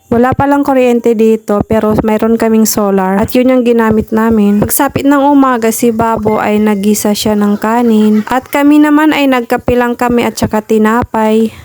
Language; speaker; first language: Filipino; non-native, local second language; Cebuano